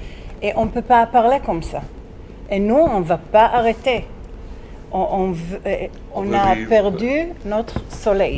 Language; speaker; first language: French; non-native, fluent; Hebrew